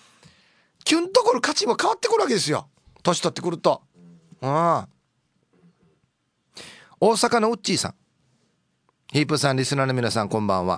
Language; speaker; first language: Japanese; native; Japanese